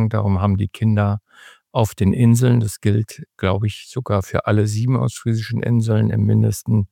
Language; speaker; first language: German; native; German